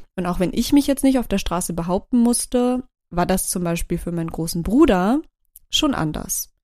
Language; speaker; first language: German; early bilingual, other home language; Turkish